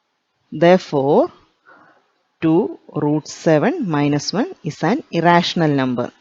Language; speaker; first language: English; non-native, local second language; Malayalam